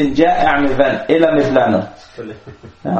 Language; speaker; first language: Danish; non-native, local second language; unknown